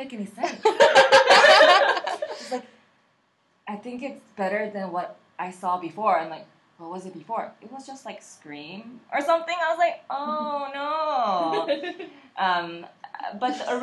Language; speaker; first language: English; native; English